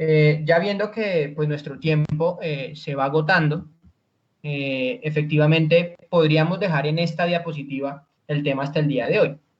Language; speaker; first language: Spanish; native; Spanish